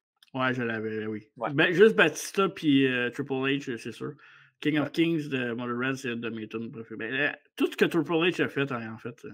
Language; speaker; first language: French; native; French